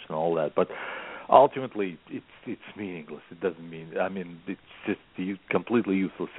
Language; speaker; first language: English; non-native, fluent; Russian